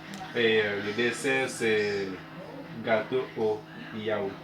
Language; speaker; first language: French; non-native, fluent; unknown